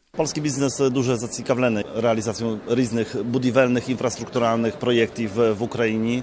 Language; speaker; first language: Polish; non-native, learner; Ukrainian